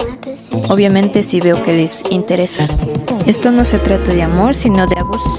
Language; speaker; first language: Spanish; native; Spanish